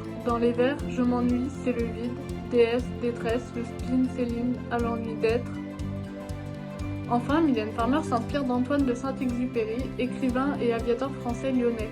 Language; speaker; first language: French; native; French